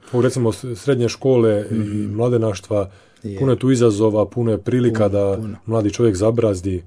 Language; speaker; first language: Croatian; native; Croatian